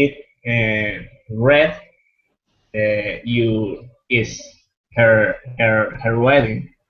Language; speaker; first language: English; non-native, learner; Spanish